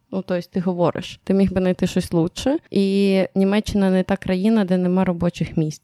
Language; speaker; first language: Ukrainian; native; Ukrainian